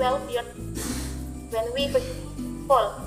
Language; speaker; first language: English; non-native, learner; Indonesian